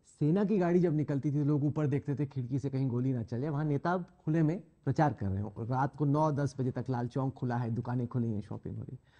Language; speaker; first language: Hindi; native; Hindi